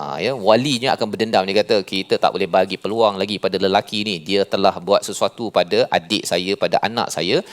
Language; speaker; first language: Malay; native; Malay